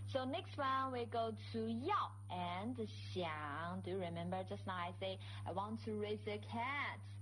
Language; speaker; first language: English; non-native, fluent; Chinese